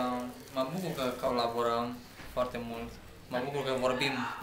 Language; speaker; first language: Romanian; native; Romanian